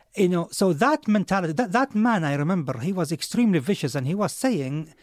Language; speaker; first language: English; non-native, fluent; Arabic